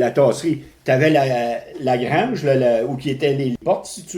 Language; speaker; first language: French; native; French